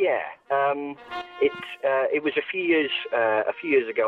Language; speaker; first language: English; native; English